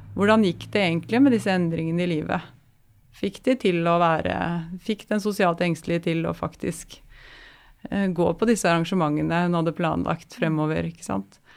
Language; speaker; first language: Norwegian; native; Norwegian